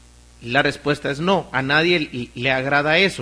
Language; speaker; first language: Spanish; native; Spanish